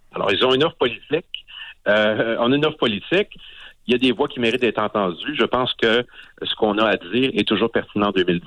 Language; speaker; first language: French; native; French